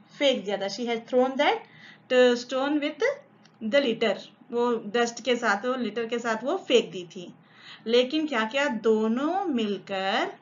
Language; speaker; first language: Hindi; non-native, local second language; Telugu